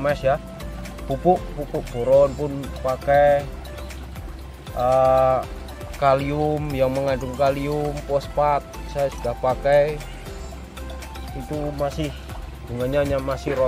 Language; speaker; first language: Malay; non-native, local second language; Javanese